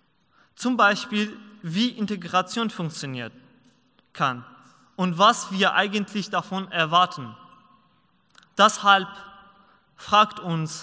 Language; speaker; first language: German; non-native, learner; Persian